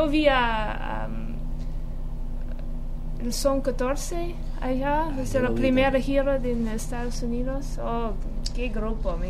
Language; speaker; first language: Spanish; non-native, fluent; English